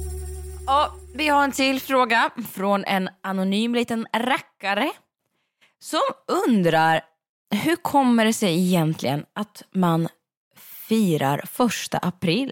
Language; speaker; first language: Swedish; native; Swedish